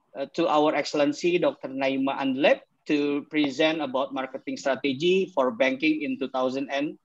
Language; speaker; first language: English; non-native, fluent; Indonesian